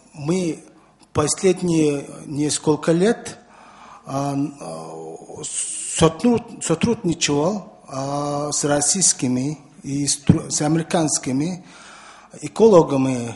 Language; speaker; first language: Russian; non-native, learner; Mongolian